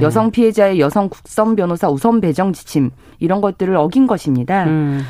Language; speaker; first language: Korean; native; Korean